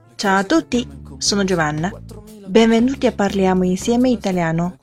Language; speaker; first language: Italian; non-native, fluent; Chinese